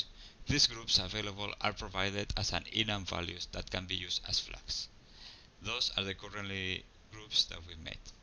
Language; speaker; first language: English; non-native, fluent; Spanish